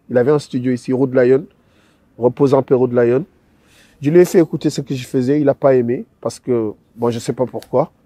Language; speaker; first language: French; non-native, local second language; Wolof